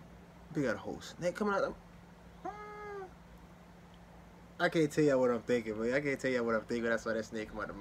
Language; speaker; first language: English; native; English